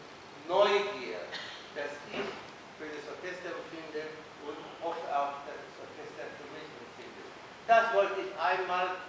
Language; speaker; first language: German; non-native, fluent; Spanish